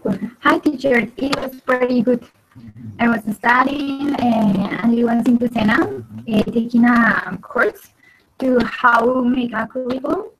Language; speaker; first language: English; non-native, learner; Spanish